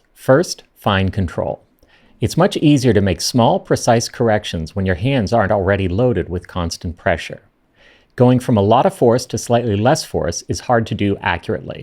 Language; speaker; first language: English; native; English